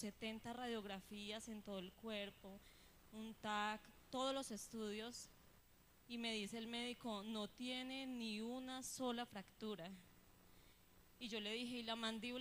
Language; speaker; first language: Spanish; native; Spanish